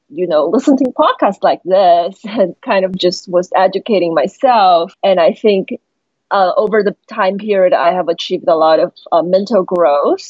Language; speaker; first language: English; non-native, fluent; Chinese